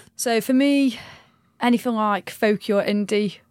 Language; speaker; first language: English; native; English